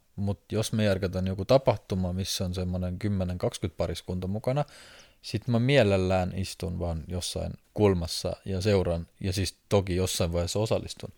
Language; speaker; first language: Finnish; non-native, fluent; Estonian